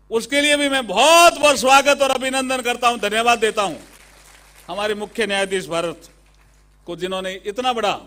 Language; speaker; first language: Hindi; native; Hindi